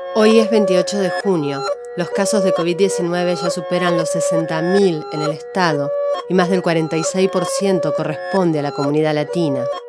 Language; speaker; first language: Spanish; native; Spanish